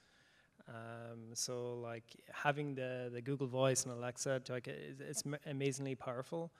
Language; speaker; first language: English; native; English